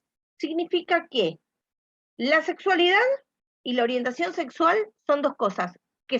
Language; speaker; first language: Spanish; native; Spanish